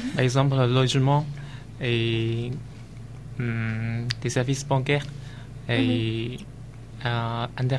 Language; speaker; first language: French; non-native, learner; Chinese